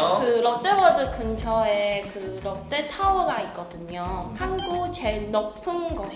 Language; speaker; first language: Korean; non-native, learner; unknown